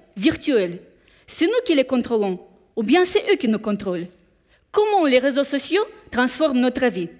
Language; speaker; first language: French; non-native, fluent; Russian